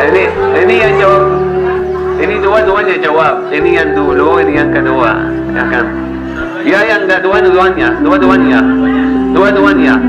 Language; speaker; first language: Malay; non-native, learner; Arabic